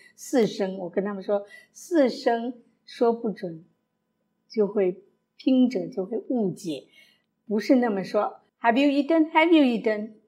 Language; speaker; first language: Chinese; early bilingual, other home language; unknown